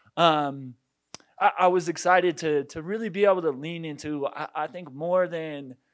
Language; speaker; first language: English; native; English